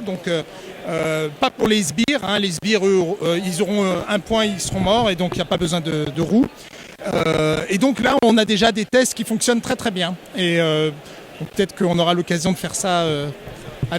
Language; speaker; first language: French; native; French